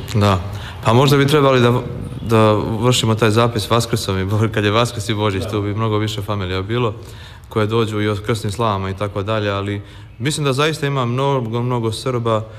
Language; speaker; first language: Serbian; native; Serbian